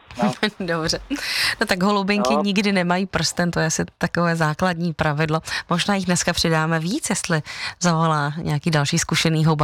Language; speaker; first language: Czech; native; Czech